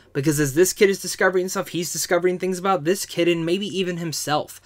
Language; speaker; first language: English; native; English